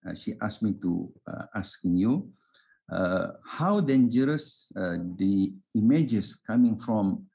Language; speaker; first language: English; non-native, local second language; Malay